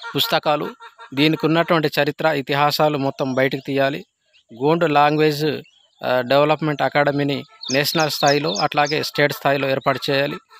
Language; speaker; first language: Telugu; non-native, local second language; Gondi